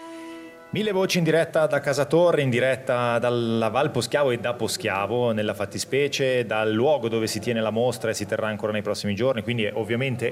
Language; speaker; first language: Italian; native; Italian